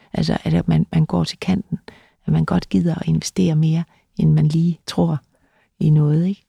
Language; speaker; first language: Danish; native; Danish